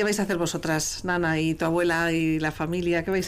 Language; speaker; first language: Spanish; native; Spanish